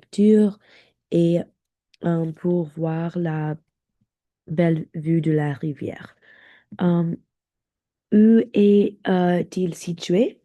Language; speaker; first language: French; non-native, learner; English